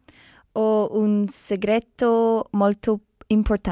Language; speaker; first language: Italian; non-native, learner; English